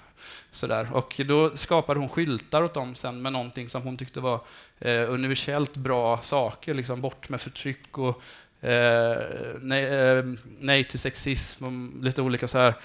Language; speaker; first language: Swedish; native; Swedish